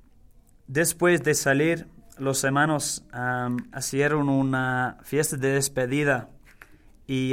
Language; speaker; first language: Spanish; non-native, learner; English